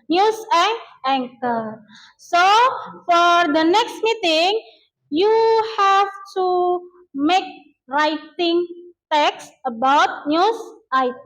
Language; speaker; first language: English; non-native, learner; Indonesian